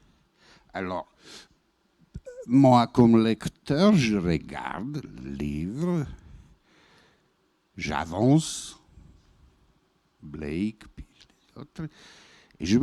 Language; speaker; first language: French; non-native, fluent; Bosnian